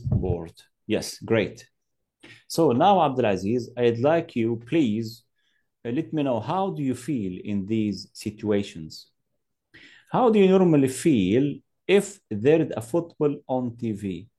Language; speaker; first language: English; non-native, fluent; Arabic